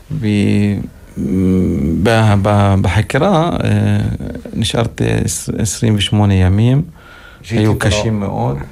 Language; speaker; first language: Hebrew; non-native, local second language; Arabic